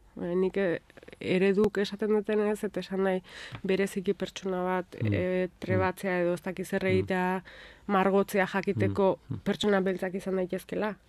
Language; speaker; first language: Basque; native; Basque